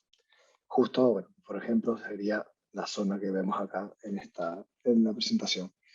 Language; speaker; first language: Spanish; native; Spanish